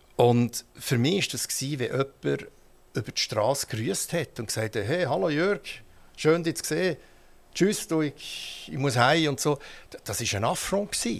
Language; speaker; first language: German; early bilingual, heritage; German